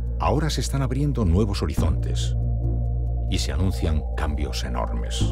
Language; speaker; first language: Spanish; native; Spanish